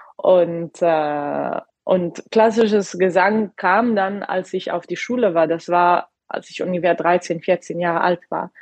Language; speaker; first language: German; non-native, fluent; Arabic